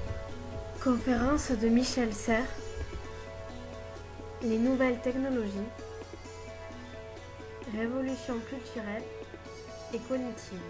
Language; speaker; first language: French; native; French